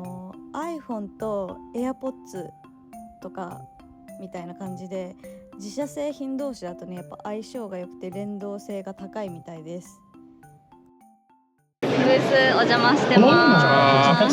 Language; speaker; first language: Japanese; native; Japanese